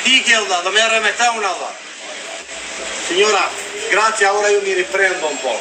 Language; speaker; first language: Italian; non-native, fluent; Albanian